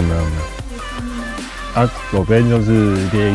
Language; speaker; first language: Chinese; native; Chinese